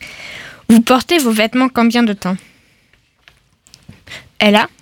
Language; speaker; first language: French; non-native, fluent; German